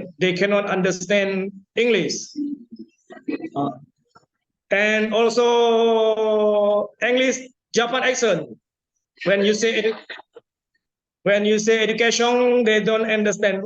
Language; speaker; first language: English; non-native, fluent; Indonesian